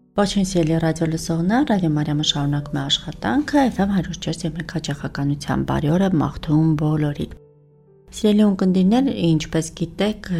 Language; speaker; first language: Armenian; native; Armenian